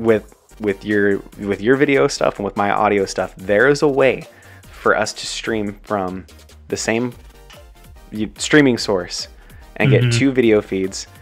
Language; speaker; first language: English; native; English